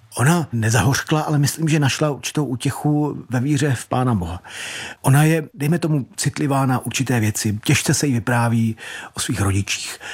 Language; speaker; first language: Czech; native; Czech